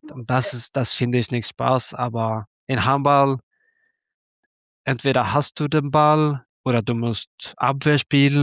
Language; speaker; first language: German; non-native, learner; Norwegian